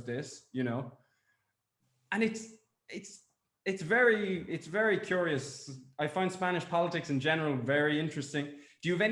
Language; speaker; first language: English; native; English